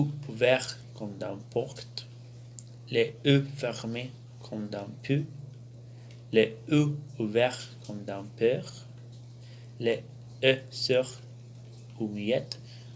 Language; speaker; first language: French; non-native, learner; Spanish